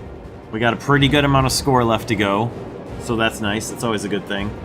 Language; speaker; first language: English; native; English